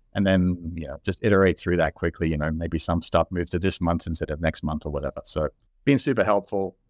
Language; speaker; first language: English; native; English